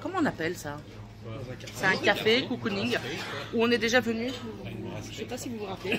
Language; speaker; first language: French; native; French